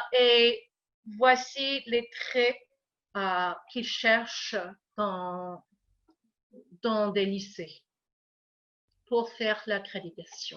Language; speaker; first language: French; non-native, fluent; English